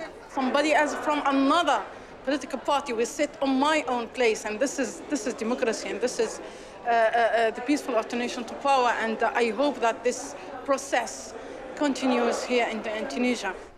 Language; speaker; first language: English; non-native, fluent; Arabic